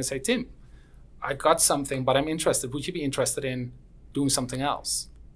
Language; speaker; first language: English; non-native, fluent; Dutch